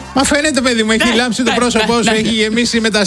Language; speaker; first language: Greek; native; Greek